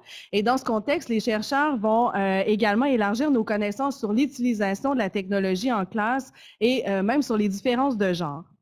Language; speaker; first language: French; native; French